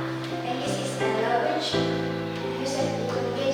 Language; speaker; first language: English; non-native, learner; Indonesian